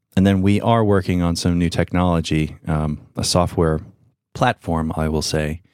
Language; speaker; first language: English; native; English